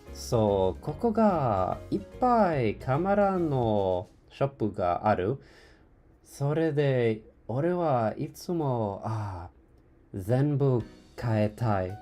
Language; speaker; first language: Japanese; non-native, learner; English